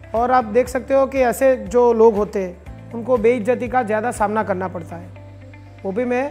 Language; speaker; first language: Hindi; non-native, local second language; Gujarati